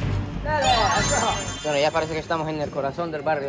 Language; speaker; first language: Spanish; non-native, fluent; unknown